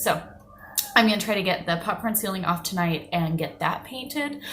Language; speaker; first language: English; native; English